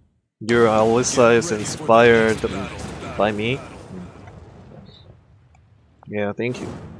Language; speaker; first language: English; non-native, learner; Korean